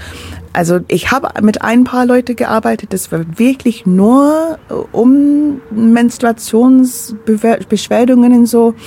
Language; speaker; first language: German; non-native, fluent; English